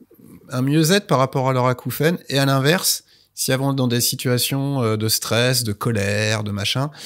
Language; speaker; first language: French; native; French